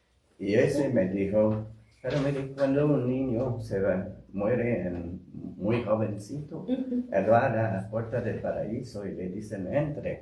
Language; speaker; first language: Spanish; non-native, fluent; French